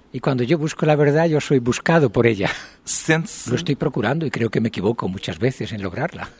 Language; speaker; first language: Spanish; native; Spanish